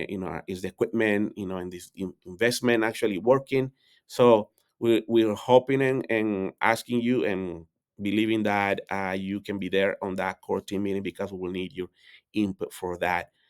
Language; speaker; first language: English; non-native, fluent; Spanish